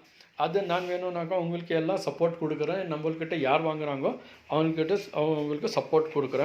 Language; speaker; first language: Tamil; non-native, local second language; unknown